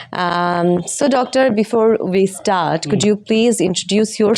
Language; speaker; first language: English; non-native, local second language; Bangla